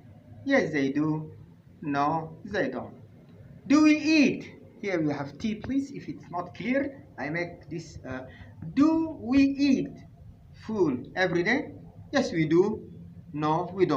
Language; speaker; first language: English; non-native, fluent; Arabic